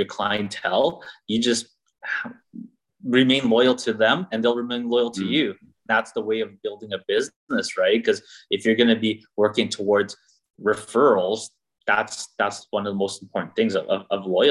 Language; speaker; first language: English; native; English